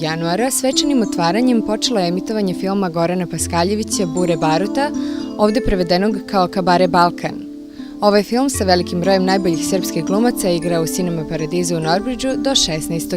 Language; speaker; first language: Bosnian; native; Bosnian